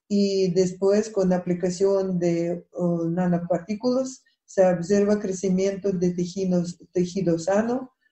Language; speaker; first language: Spanish; non-native, fluent; Russian